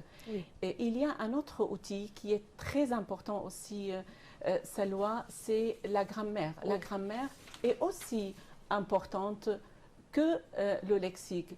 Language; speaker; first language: French; non-native, fluent; Arabic